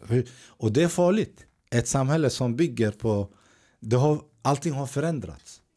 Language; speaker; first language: Swedish; early bilingual, other home language; Arabic